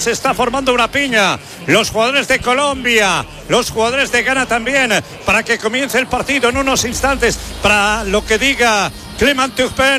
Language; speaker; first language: Spanish; native; Spanish